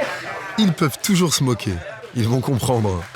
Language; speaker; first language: French; native; French